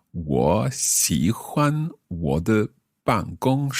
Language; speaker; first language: Chinese; non-native, learner; English